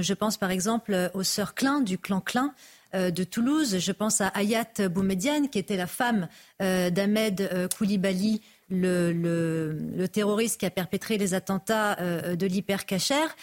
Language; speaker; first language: French; native; French